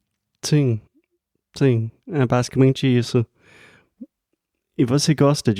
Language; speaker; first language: Portuguese; non-native, fluent; English